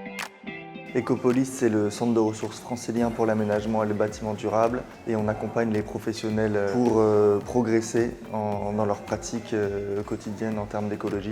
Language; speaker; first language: French; native; French